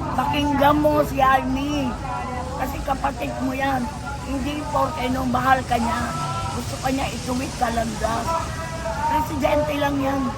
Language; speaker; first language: Filipino; non-native, local second language; Iloko